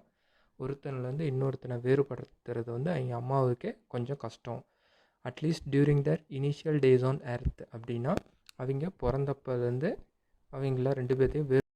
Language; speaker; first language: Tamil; native; Tamil